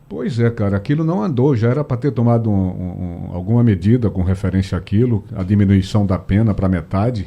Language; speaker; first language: Portuguese; native; Portuguese